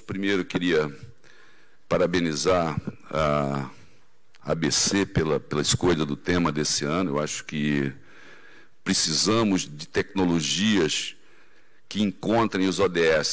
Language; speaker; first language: Portuguese; native; Portuguese